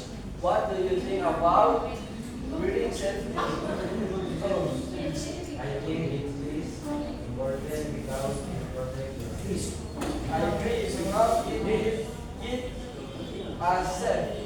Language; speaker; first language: English; non-native, learner; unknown